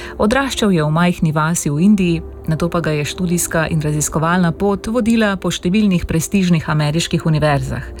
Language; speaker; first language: Slovenian; native; Slovenian